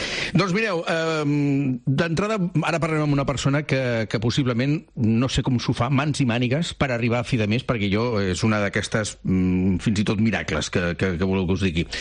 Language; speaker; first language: Catalan; native; Catalan